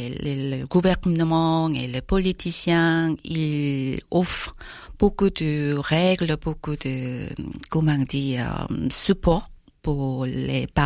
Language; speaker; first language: French; non-native, learner; Korean